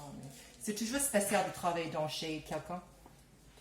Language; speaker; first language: French; non-native, learner; English